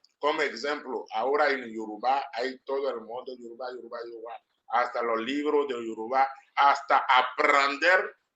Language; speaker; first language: Spanish; non-native, learner; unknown